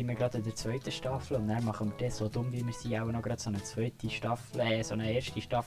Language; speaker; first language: German; native; German